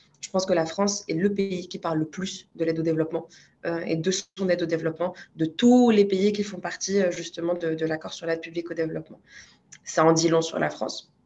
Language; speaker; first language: French; non-native, local second language; Arabic